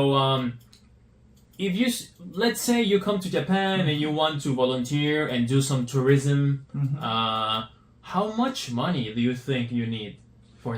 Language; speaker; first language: English; non-native, fluent; Spanish